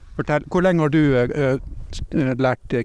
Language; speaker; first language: Norwegian; native; Norwegian